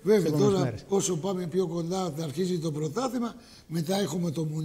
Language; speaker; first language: Greek; early bilingual, heritage; Greek